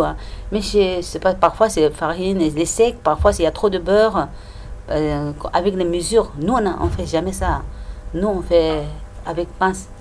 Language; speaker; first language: French; non-native, learner; Tibetan